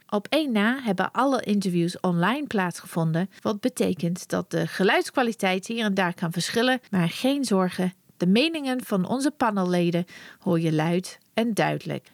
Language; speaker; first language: Dutch; non-native, fluent; English